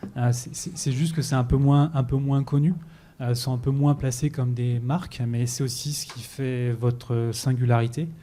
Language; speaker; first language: French; native; French